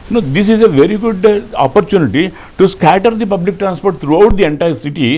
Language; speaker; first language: English; non-native, local second language; Telugu